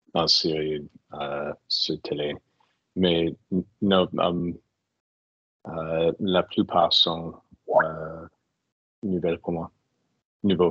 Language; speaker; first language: French; non-native, learner; English